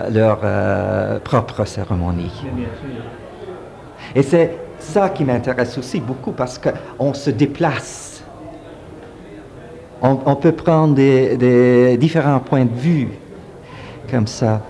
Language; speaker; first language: French; early bilingual, heritage; French